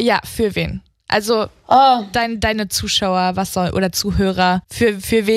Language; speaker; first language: German; native; German